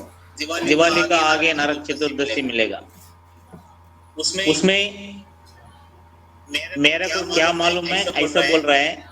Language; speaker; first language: Hindi; non-native, local second language; Telugu